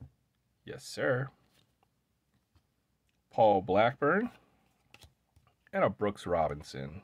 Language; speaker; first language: English; native; English